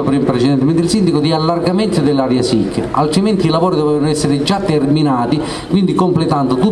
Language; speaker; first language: Italian; native; Italian